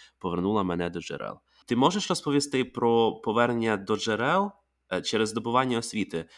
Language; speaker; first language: Ukrainian; native; Ukrainian